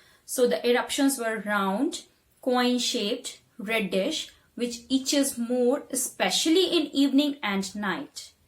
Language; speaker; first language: English; non-native, local second language; Hindi